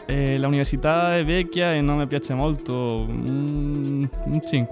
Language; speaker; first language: Italian; non-native, learner; Spanish